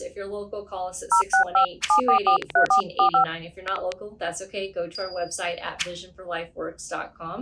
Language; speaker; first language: English; native; English